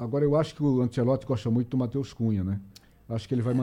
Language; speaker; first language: Portuguese; native; Portuguese